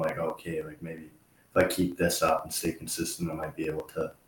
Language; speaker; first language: English; native; English